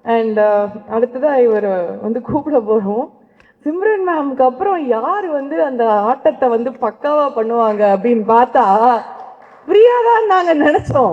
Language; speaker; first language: Tamil; native; Tamil